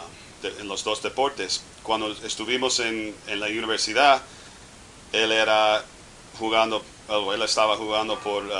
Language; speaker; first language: Spanish; non-native, fluent; English